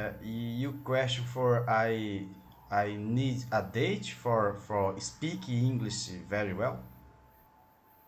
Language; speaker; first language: English; non-native, learner; Portuguese